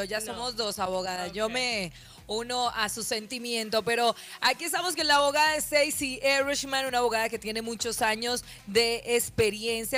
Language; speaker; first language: Spanish; native; Spanish